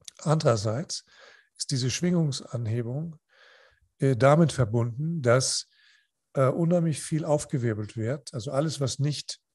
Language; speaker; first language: German; non-native, fluent; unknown